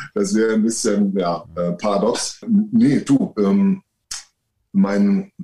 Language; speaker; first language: German; native; German